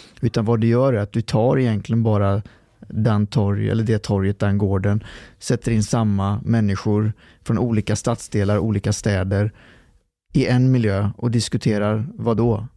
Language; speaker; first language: Swedish; early bilingual, other home language; Arabic